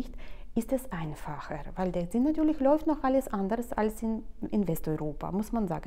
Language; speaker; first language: German; non-native, fluent; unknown